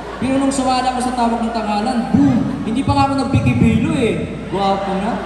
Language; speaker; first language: Filipino; non-native, local second language; Waray